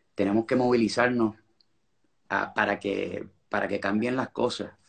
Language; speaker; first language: Spanish; native; Spanish